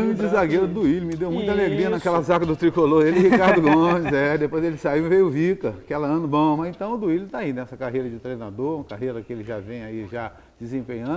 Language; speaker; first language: Portuguese; native; Portuguese